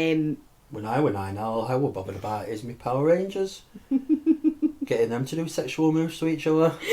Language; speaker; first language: English; native; English